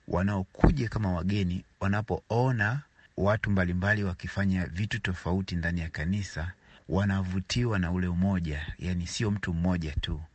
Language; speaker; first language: Swahili; native; Swahili